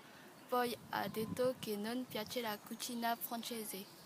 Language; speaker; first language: Italian; non-native, learner; French